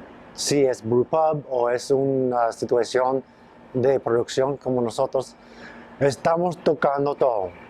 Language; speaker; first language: Spanish; non-native, fluent; English